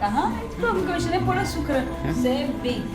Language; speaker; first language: Portuguese; non-native, learner; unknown